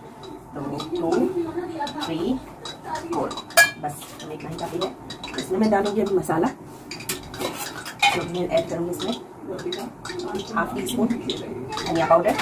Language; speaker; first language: Hindi; native; Hindi